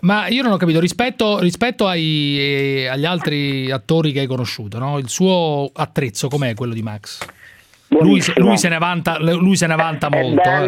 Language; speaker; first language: Italian; native; Italian